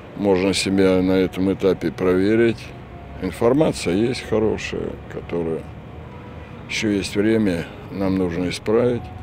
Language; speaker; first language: Russian; native; Russian